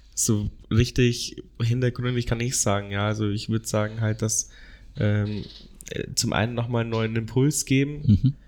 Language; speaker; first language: German; native; German